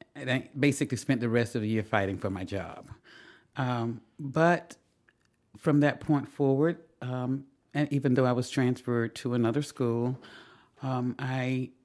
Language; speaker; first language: English; native; English